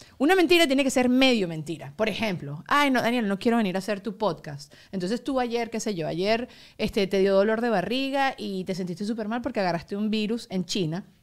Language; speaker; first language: Spanish; native; Spanish